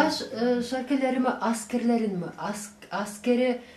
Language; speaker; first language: Turkish; non-native, learner; Chuvash